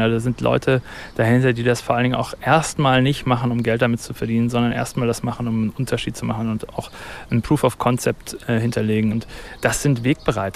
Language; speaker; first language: German; native; German